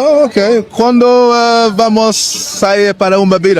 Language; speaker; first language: Portuguese; non-native, learner; English